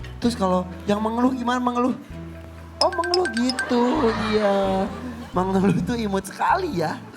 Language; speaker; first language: Indonesian; native; Indonesian